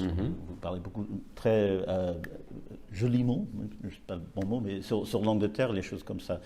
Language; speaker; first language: French; non-native, learner; English